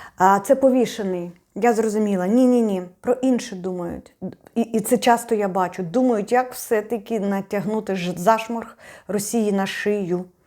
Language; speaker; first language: Ukrainian; non-native, local second language; Russian